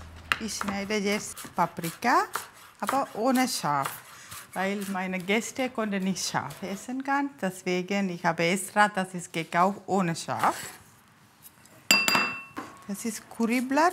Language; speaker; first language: German; non-native, learner; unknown